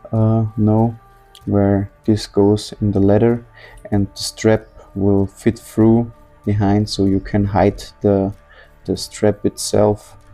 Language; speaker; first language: English; non-native, fluent; German